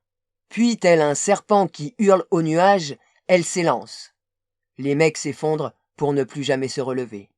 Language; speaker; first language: French; native; French